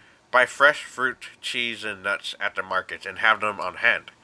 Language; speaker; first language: English; native; English